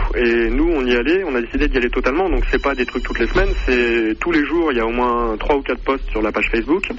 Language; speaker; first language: French; native; French